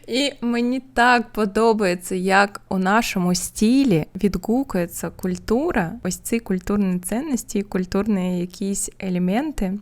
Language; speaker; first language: Ukrainian; non-native, local second language; Russian